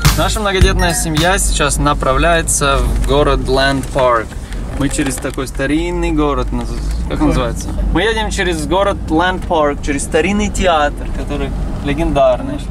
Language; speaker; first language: Russian; native; Russian